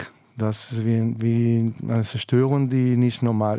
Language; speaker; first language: German; non-native, fluent; Spanish